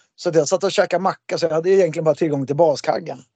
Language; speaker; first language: Swedish; native; Swedish